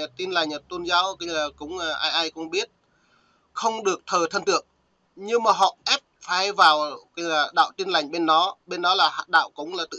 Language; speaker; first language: Vietnamese; non-native, local second language; Jarai